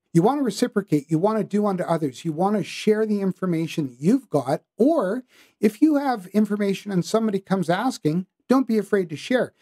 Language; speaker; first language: English; native; English